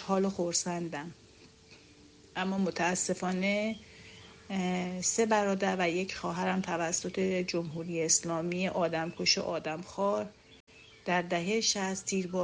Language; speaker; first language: Persian; native; Persian